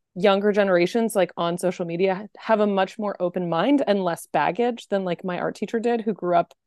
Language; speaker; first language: English; native; English